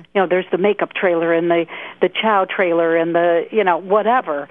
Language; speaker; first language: English; native; English